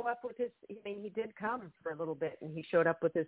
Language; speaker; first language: English; native; English